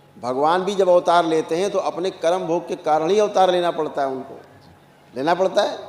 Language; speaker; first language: Hindi; native; Hindi